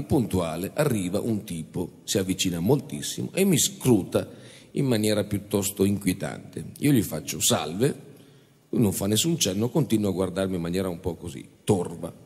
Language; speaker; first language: Italian; native; Italian